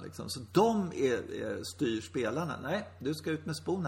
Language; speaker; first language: Swedish; native; Swedish